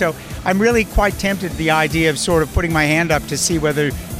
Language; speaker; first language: English; native; English